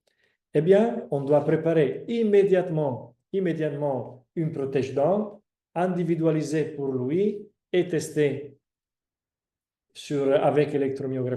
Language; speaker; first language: French; non-native, fluent; Italian